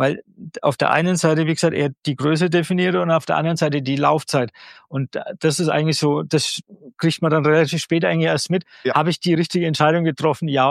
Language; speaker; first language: German; native; German